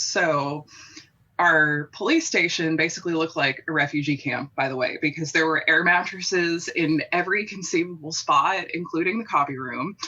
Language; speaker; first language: English; native; English